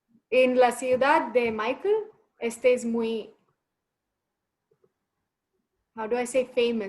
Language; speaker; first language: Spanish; non-native, learner; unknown